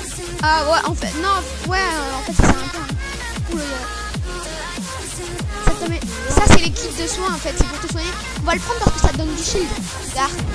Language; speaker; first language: French; native; French